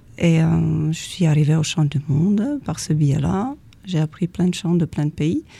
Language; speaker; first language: French; non-native, fluent; Czech